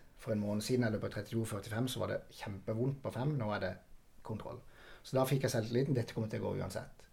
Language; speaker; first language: Norwegian; native; Norwegian